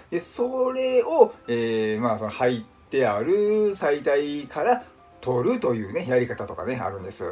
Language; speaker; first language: Japanese; native; Japanese